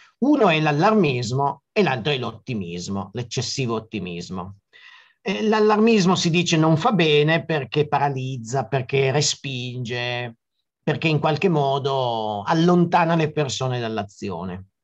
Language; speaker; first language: Italian; native; Italian